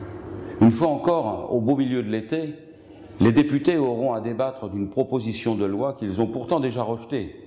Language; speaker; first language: French; native; French